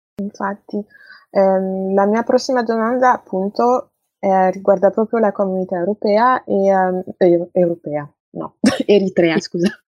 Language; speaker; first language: Italian; early bilingual, other home language; Tigrinya